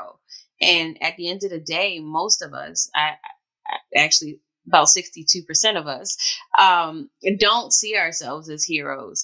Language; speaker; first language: English; native; English